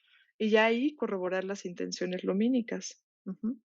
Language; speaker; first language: Spanish; native; Spanish